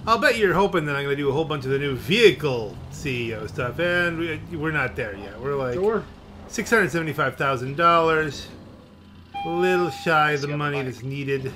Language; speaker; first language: English; native; English